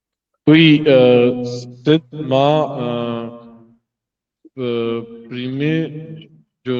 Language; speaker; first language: French; non-native, learner; Hindi